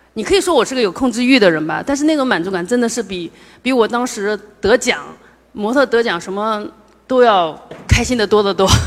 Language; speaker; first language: Chinese; native; Chinese